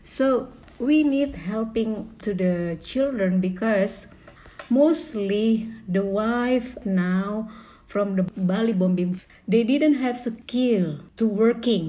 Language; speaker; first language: English; non-native, learner; Indonesian